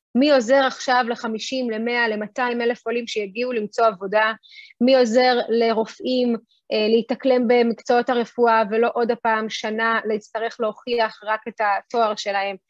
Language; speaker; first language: Hebrew; early bilingual, other home language; Russian